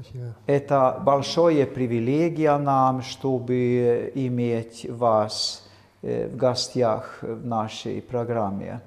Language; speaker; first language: Russian; non-native, fluent; Swedish